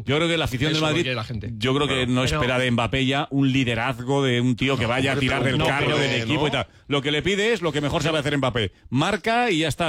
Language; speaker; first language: Spanish; native; Spanish